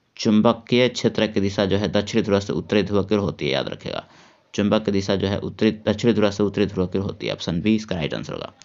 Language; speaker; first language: Hindi; native; Hindi